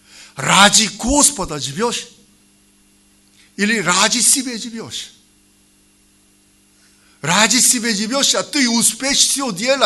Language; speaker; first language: Russian; non-native, learner; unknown